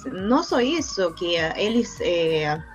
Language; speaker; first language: Portuguese; non-native, learner; Spanish